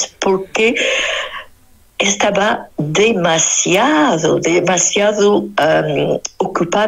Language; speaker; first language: Spanish; non-native, fluent; Arabic